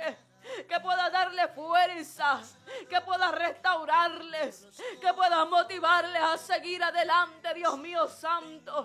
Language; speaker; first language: Spanish; native; Spanish